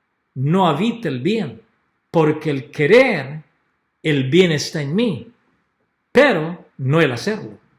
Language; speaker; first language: Spanish; native; Spanish